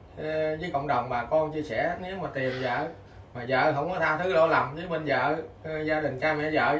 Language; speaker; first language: Vietnamese; native; Vietnamese